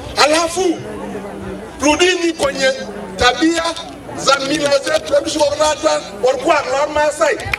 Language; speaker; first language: Swahili; non-native, local second language; Masai